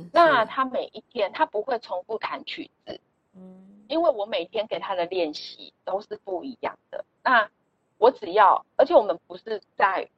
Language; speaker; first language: Chinese; native; Chinese